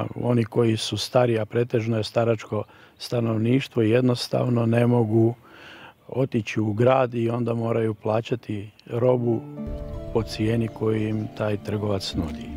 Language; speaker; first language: Croatian; native; Croatian